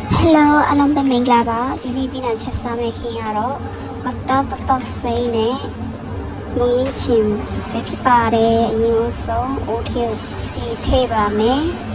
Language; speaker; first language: Burmese; non-native, local second language; Kachin